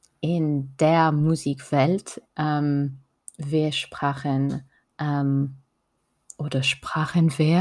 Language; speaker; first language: German; non-native, learner; French